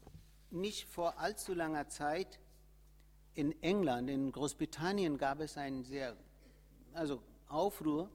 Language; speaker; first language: German; non-native, fluent; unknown